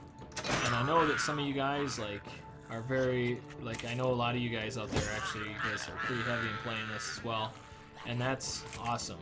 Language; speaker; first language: English; native; English